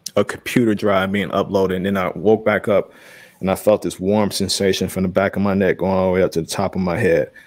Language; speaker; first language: English; native; English